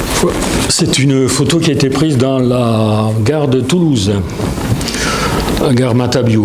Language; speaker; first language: French; native; French